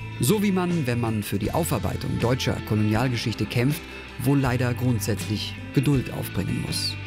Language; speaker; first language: German; native; German